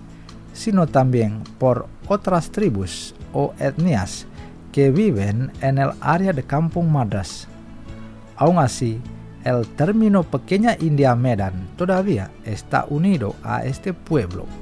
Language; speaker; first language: Spanish; non-native, fluent; Indonesian